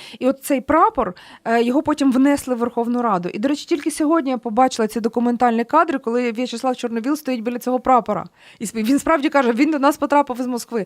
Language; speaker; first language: Ukrainian; native; Ukrainian